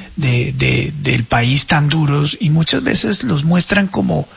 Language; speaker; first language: Spanish; native; Spanish